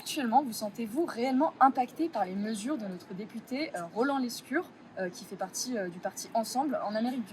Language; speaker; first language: French; native; French